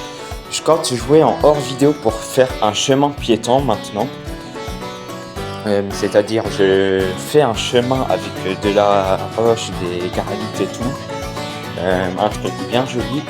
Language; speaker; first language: French; native; French